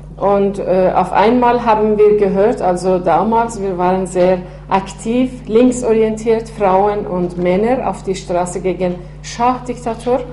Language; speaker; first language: German; non-native, fluent; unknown